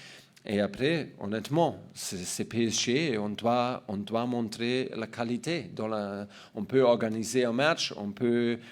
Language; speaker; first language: French; non-native, learner; German